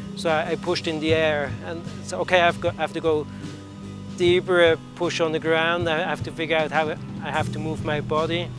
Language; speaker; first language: English; non-native, fluent; Swiss German